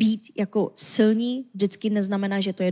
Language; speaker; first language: Czech; non-native, fluent; Korean